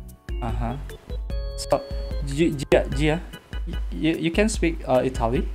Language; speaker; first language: English; non-native, learner; Indonesian